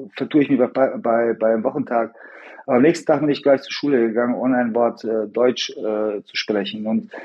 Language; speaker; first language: German; early bilingual, other home language; Bosnian